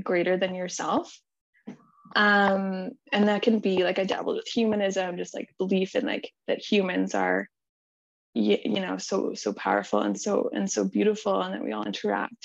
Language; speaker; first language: English; native; English